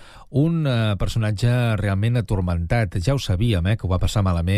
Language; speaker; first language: Catalan; native; Catalan